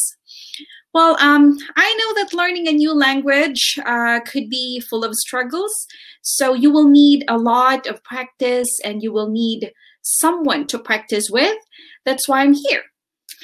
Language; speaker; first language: English; non-native, local second language; Filipino